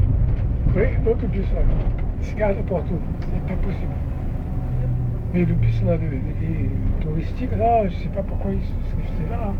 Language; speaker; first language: French; non-native, fluent; Portuguese